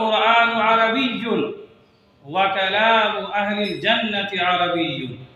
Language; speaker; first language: Arabic; non-native, fluent; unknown